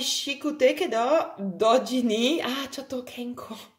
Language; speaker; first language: Japanese; non-native, learner; Italian